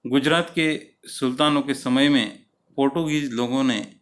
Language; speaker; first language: Hindi; non-native, local second language; Gujarati